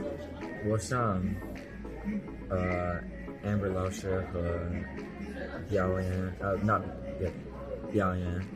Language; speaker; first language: Chinese; non-native, learner; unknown